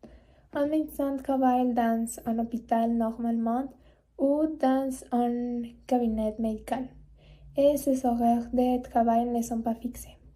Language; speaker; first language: French; non-native, learner; Spanish